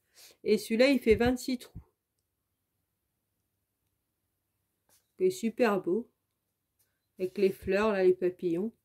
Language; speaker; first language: French; native; French